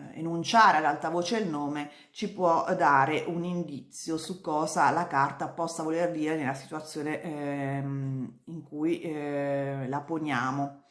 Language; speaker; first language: Italian; native; Italian